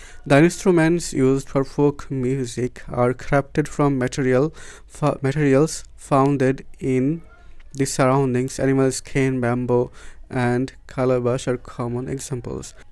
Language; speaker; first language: English; non-native, local second language; Bangla